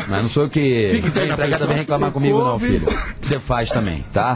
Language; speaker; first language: Portuguese; native; Portuguese